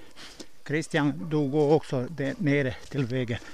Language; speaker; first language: Swedish; non-native, learner; Bosnian